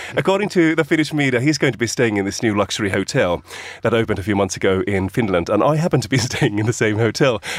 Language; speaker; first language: English; non-native, fluent; Finnish